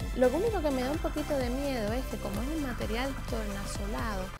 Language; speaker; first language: Spanish; native; Spanish